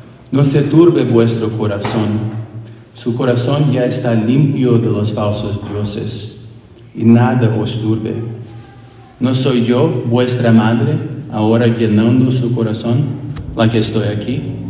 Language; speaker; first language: Spanish; non-native, fluent; English